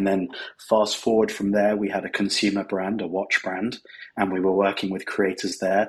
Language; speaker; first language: English; native; English